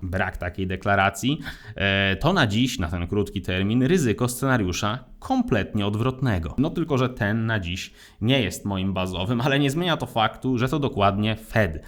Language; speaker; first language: Polish; native; Polish